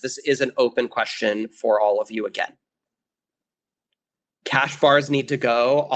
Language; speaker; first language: English; native; English